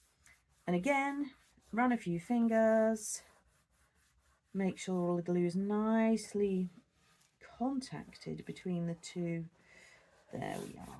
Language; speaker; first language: English; native; English